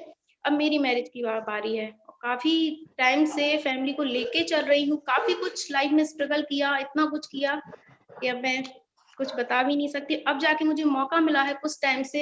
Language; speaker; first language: Hindi; native; Hindi